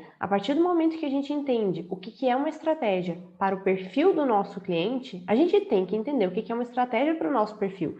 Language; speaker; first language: Portuguese; native; Portuguese